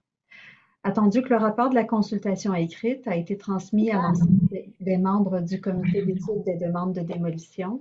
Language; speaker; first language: French; native; French